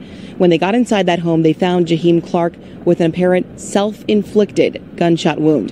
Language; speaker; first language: English; native; English